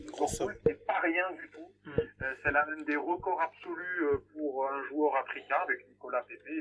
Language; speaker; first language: French; native; French